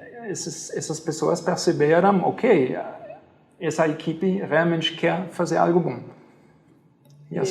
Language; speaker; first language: Portuguese; non-native, fluent; German